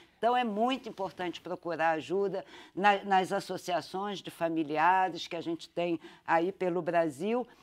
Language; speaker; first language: Portuguese; native; Portuguese